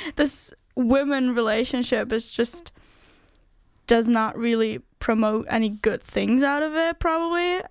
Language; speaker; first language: English; non-native, fluent; German